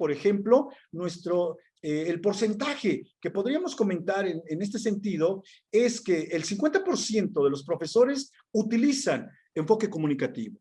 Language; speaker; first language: Spanish; native; Spanish